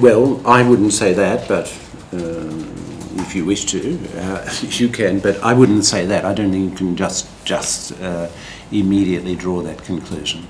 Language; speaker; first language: English; native; English